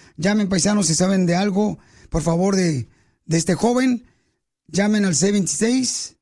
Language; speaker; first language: Spanish; native; Spanish